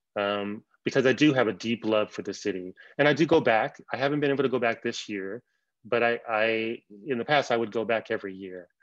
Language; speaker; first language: English; native; English